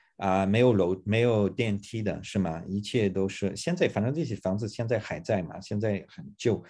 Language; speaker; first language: Chinese; non-native, fluent; English